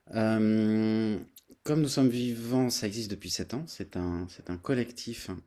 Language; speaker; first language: French; native; French